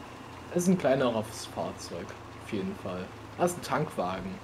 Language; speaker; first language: German; native; German